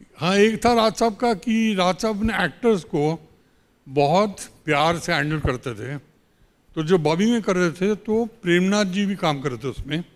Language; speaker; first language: Hindi; native; Hindi